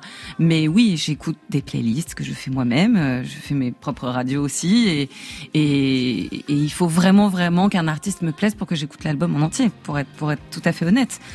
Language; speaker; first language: French; native; French